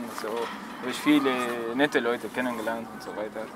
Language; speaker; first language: German; non-native, learner; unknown